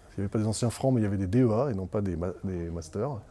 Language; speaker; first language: French; native; French